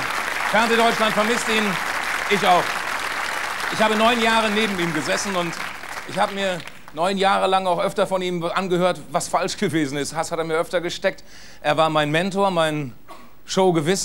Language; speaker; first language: German; native; German